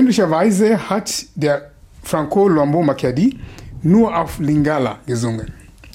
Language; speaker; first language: German; non-native, fluent; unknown